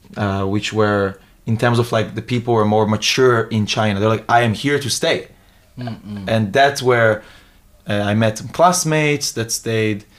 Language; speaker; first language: English; early bilingual, other home language; Hebrew